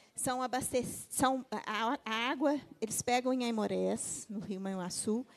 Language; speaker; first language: Portuguese; native; Portuguese